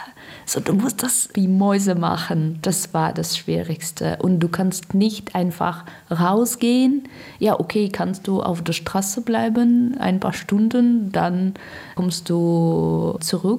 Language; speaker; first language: German; non-native, learner; Russian